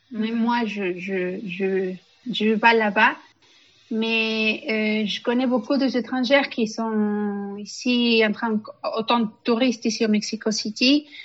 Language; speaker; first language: French; non-native, fluent; Spanish